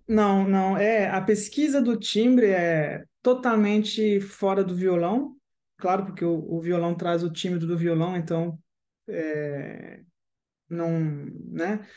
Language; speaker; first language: Portuguese; non-native, fluent; French